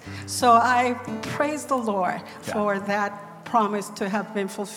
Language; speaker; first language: English; non-native, fluent; Korean